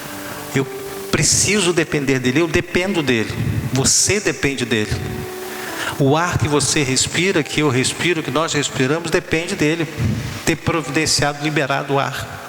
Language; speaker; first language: Portuguese; native; Portuguese